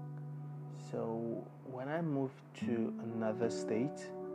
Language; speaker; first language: English; non-native, local second language; Igbo